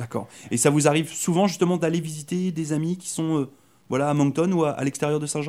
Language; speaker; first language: French; native; French